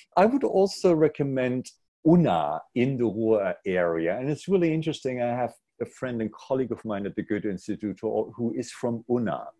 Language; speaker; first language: English; non-native, fluent; German